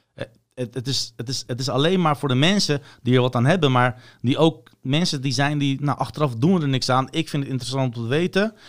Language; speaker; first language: Dutch; early bilingual, other home language; Bosnian